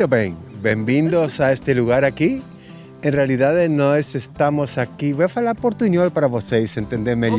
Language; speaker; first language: Portuguese; non-native, learner; Spanish